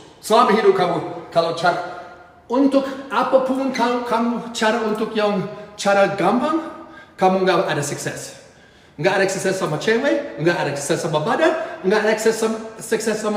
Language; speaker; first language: Indonesian; non-native, fluent; English